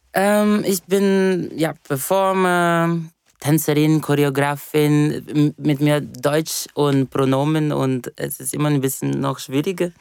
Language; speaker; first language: German; non-native, fluent; Portuguese